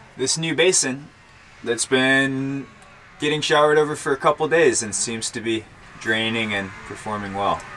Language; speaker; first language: English; native; English